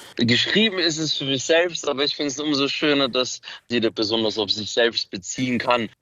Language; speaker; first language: German; early bilingual, other home language; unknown